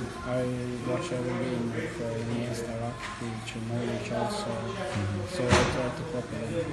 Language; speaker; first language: English; non-native, learner; Croatian